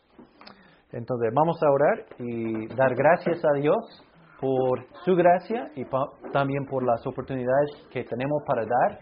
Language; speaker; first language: Spanish; non-native, fluent; English